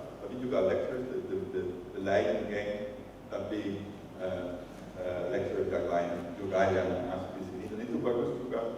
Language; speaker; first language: Indonesian; non-native, fluent; Dutch